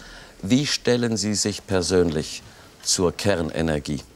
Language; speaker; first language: German; native; German